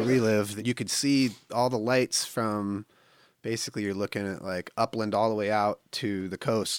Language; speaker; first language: English; native; English